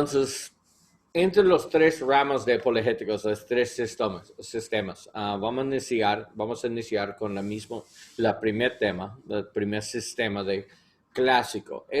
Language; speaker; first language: Spanish; non-native, learner; English